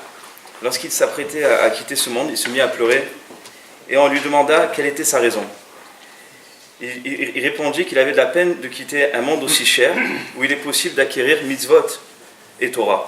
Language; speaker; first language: French; native; French